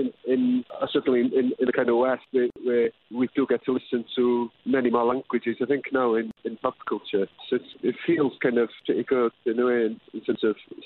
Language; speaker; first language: English; non-native, local second language; Welsh